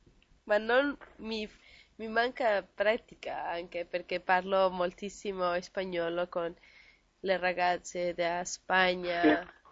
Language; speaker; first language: Italian; non-native, learner; Spanish